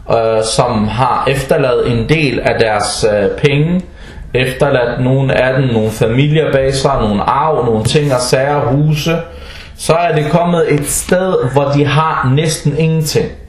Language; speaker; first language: Danish; non-native, fluent; Arabic